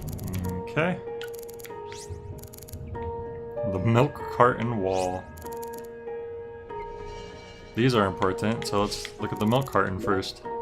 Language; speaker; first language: English; native; English